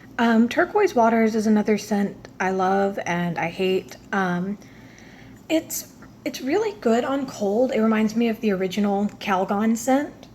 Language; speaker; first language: English; native; English